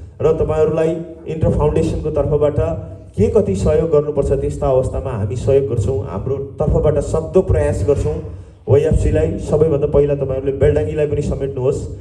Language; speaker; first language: Nepali; native; Nepali